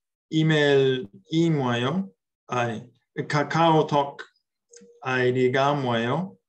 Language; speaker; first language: Korean; non-native, learner; English